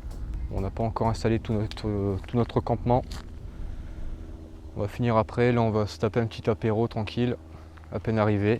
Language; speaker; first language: French; native; French